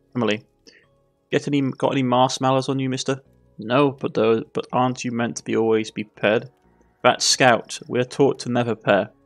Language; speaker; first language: English; native; English